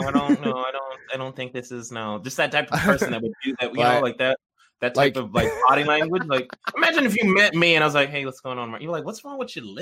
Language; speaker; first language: English; early bilingual, other home language; Yoruba